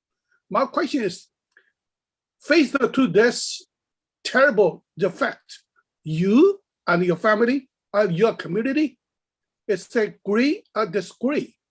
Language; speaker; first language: English; non-native, learner; Chinese